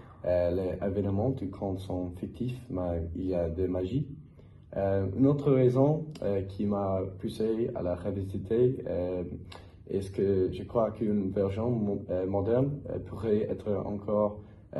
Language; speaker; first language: French; non-native, fluent; English